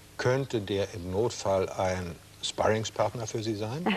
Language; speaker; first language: German; native; German